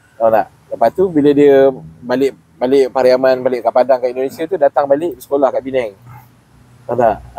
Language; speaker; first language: Malay; native; Malay